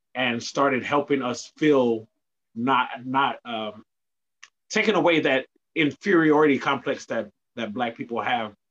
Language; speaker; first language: English; native; English